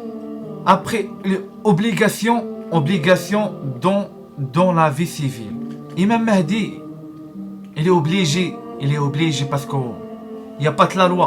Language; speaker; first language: French; non-native, learner; Arabic